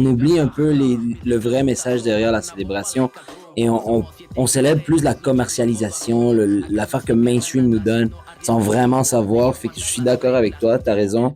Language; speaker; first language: French; non-native, fluent; Spanish